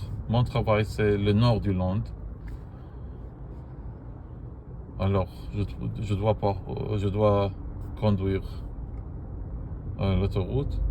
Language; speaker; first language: French; non-native, fluent; Arabic